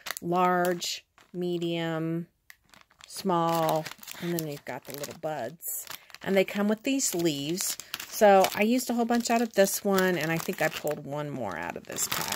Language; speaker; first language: English; native; English